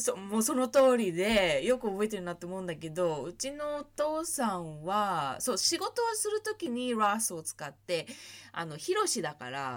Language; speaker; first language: Japanese; early bilingual, heritage; Japanese